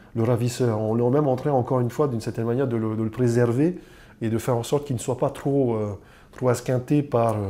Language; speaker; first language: French; native; French